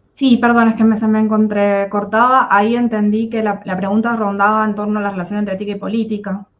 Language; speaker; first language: Spanish; native; Spanish